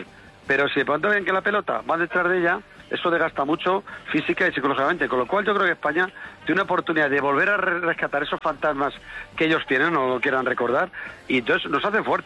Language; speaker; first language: Spanish; native; Spanish